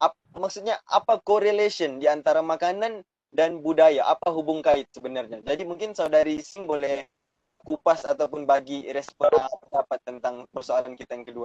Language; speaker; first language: Malay; native; Malay